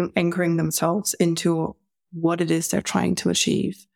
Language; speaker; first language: English; non-native, fluent; German